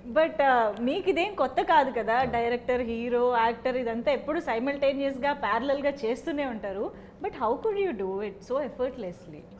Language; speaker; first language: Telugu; native; Telugu